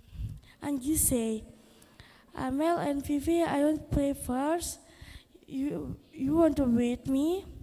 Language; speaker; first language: English; non-native, learner; Indonesian